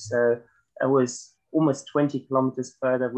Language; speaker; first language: English; non-native, fluent; German